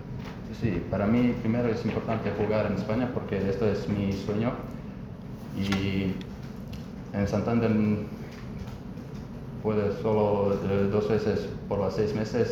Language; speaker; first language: Spanish; non-native, learner; Croatian